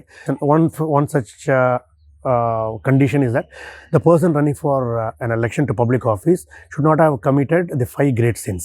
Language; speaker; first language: English; non-native, local second language; Tamil